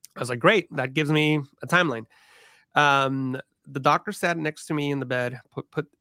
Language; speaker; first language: English; early bilingual, other home language; Spanish